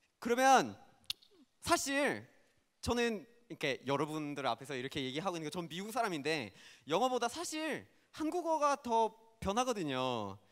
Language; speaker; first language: Korean; non-native, fluent; English